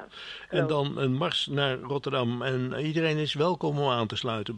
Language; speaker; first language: Dutch; native; Dutch